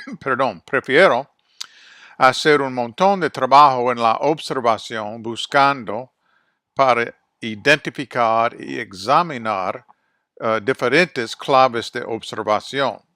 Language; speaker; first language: Spanish; non-native, fluent; English